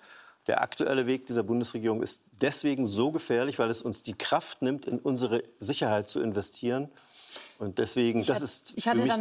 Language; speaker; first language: German; native; German